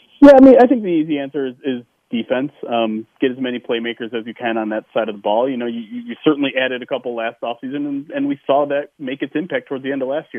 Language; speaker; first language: English; native; English